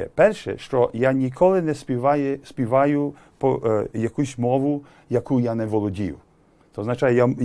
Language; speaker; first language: Ukrainian; early bilingual, heritage; English